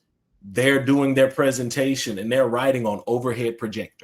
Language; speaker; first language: English; native; English